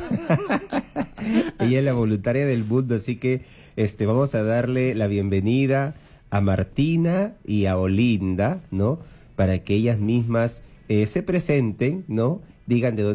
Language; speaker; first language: Spanish; native; Spanish